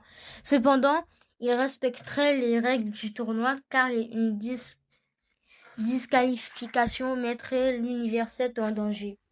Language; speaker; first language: French; native; French